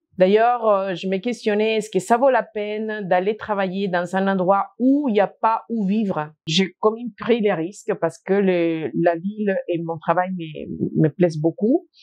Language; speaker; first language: French; non-native, fluent; Spanish